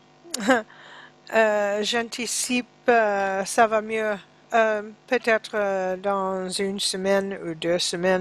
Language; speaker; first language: French; non-native, learner; English